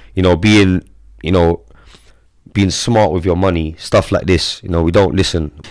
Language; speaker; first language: English; native; English